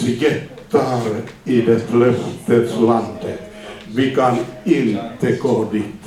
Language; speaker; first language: Swedish; non-native, fluent; Finnish